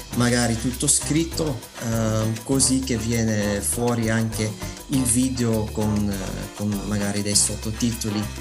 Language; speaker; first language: Italian; non-native, fluent; Dutch